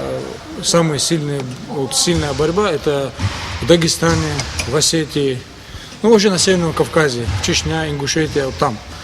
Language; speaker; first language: Russian; non-native, local second language; Ingush